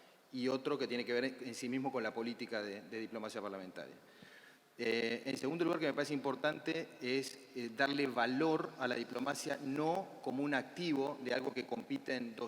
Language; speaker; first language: Spanish; native; Spanish